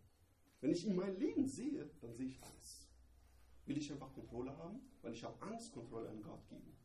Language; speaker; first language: German; non-native, learner; Persian